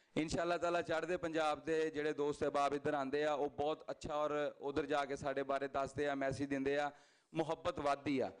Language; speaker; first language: Punjabi; native; Punjabi